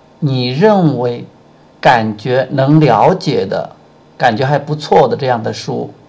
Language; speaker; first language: Chinese; native; Chinese